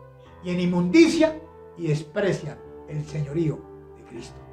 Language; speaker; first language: Spanish; native; Spanish